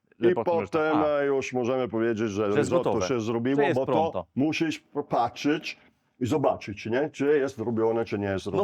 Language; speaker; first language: Polish; non-native, learner; Italian